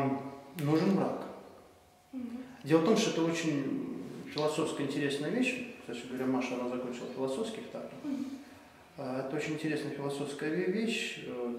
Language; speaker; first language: Russian; native; Russian